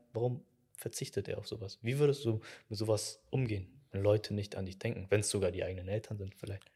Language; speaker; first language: German; early bilingual, other home language; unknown